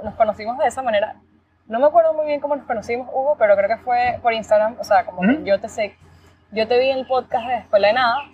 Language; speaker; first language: Spanish; native; Spanish